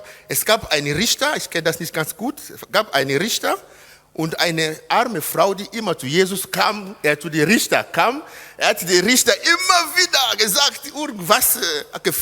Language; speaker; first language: German; non-native, fluent; Lingala